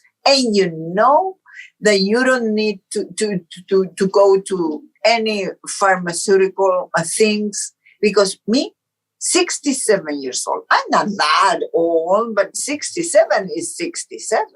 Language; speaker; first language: English; non-native, fluent; Portuguese